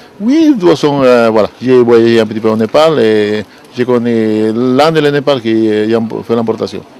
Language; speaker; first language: French; non-native, fluent; Spanish